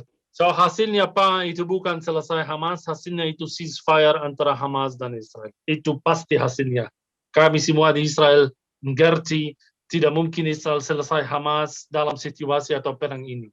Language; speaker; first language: Indonesian; non-native, fluent; Arabic